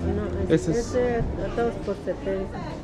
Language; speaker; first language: Spanish; native; Spanish